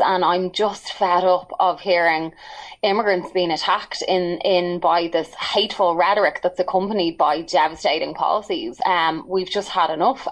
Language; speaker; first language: English; native; English